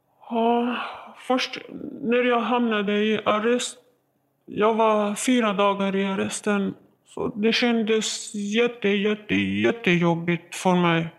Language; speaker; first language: Swedish; non-native, learner; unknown